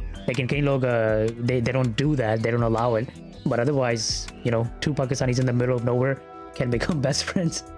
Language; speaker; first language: English; early bilingual, other home language; Urdu